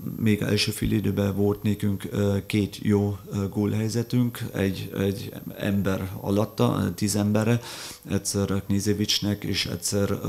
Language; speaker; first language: Hungarian; non-native, fluent; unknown